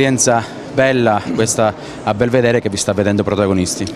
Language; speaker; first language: Italian; native; Italian